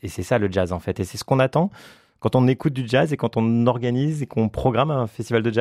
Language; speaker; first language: French; native; French